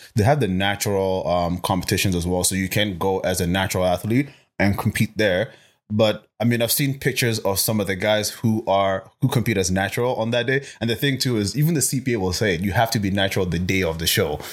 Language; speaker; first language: English; non-native, local second language; Yoruba